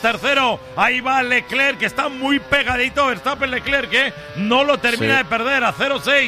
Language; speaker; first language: Spanish; native; Spanish